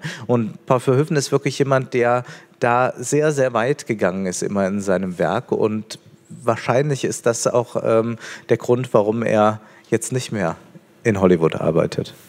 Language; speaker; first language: German; native; German